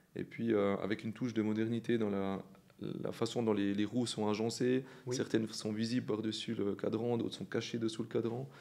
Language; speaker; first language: French; native; French